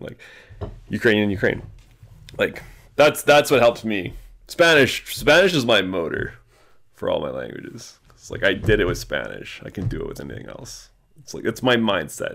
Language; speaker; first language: English; native; English